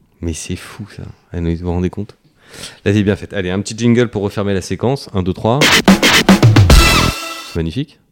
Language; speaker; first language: French; native; French